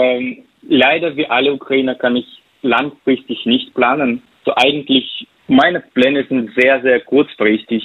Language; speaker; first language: German; non-native, fluent; Ukrainian